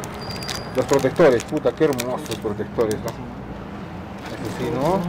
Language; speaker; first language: Spanish; native; Spanish